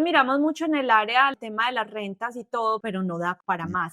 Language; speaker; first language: Spanish; native; Spanish